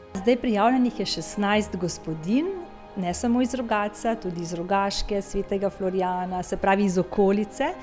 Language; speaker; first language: Slovenian; native; Slovenian